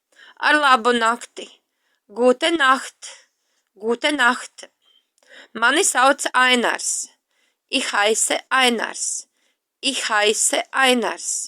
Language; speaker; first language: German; non-native, fluent; Latvian